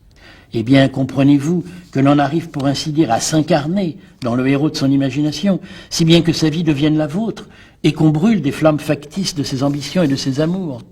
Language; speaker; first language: French; native; French